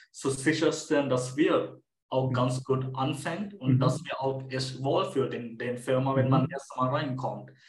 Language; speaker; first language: German; non-native, fluent; Sinhala